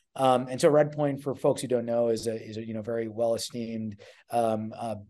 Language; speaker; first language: English; native; English